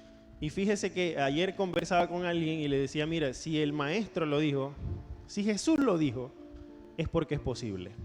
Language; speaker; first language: Spanish; native; Spanish